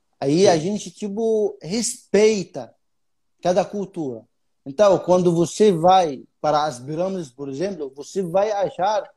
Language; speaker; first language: Portuguese; non-native, fluent; Arabic